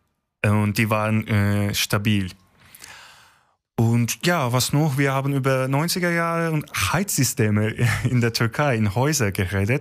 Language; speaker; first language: German; non-native, fluent; Turkish